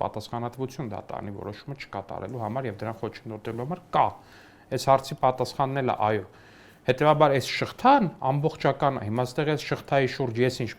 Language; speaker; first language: Armenian; native; Armenian